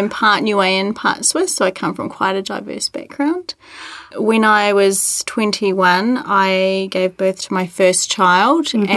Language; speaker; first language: English; native; English